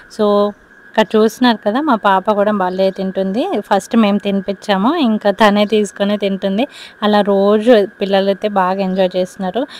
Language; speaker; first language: Telugu; non-native, local second language; Lambadi